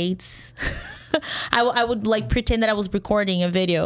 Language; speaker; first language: English; non-native, fluent; Portuguese